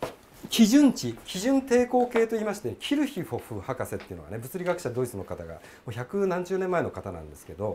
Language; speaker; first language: Japanese; native; Japanese